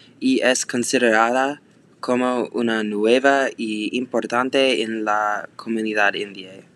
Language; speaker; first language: Spanish; non-native, learner; English